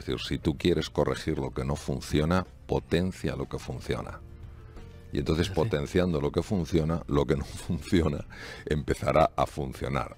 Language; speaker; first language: Spanish; native; Spanish